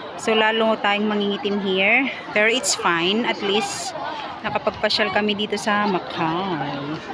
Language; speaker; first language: Filipino; native; Filipino